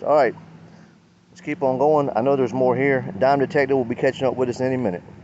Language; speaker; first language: English; native; English